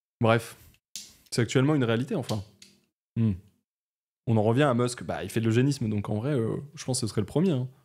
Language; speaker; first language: French; native; French